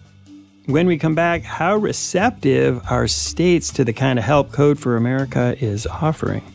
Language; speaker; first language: English; native; English